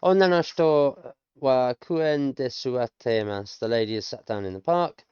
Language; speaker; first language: Japanese; non-native, learner; English